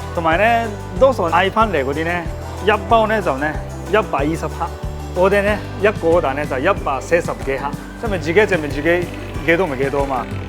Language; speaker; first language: Cantonese; non-native, fluent; Japanese